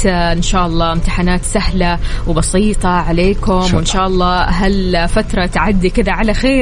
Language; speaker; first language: Arabic; native; Arabic